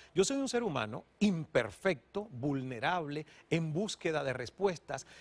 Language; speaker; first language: Spanish; native; Spanish